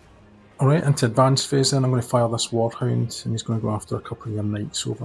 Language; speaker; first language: English; native; English